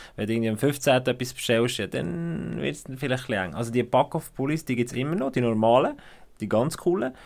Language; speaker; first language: German; native; German